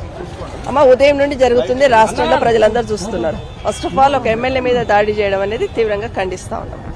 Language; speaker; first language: Telugu; native; Telugu